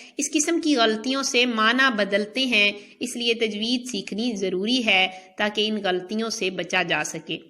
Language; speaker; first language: Urdu; native; Urdu